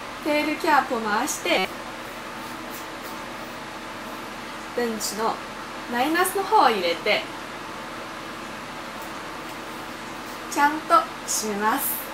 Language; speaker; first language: Japanese; non-native, fluent; Chinese